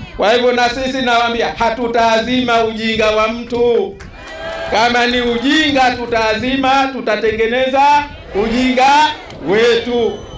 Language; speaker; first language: Swahili; native; Swahili